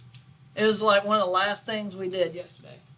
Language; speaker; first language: English; native; English